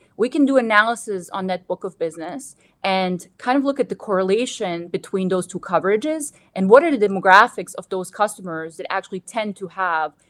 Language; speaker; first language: English; non-native, fluent; Bosnian